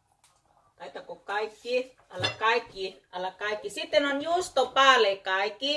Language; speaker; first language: Finnish; non-native, learner; Thai